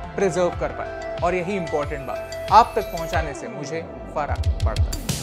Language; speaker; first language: Hindi; non-native, local second language; Marathi